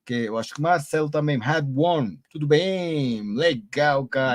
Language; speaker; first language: Portuguese; non-native, learner; Spanish